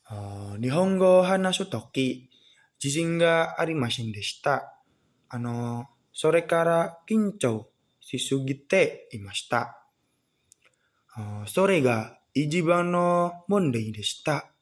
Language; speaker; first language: Japanese; non-native, learner; Indonesian